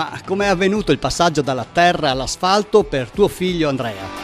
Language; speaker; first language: Italian; native; Italian